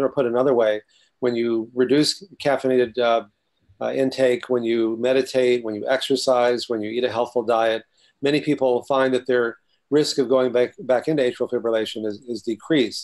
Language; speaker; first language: English; native; English